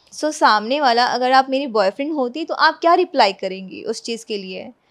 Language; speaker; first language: Hindi; non-native, local second language; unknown